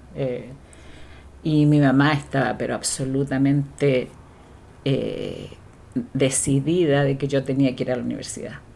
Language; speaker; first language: Spanish; native; Spanish